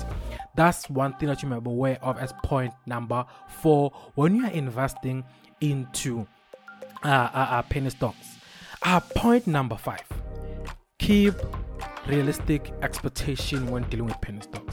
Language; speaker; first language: English; non-native, local second language; Swati